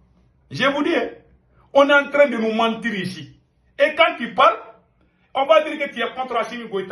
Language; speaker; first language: French; non-native, local second language; Bambara